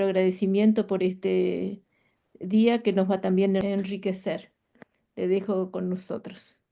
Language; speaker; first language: Spanish; native; Spanish